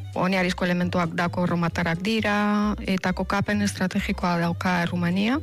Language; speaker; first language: Basque; non-native, fluent; Romanian